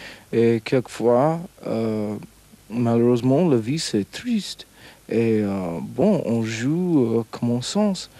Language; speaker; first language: French; non-native, learner; English